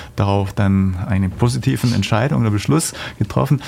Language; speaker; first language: German; native; German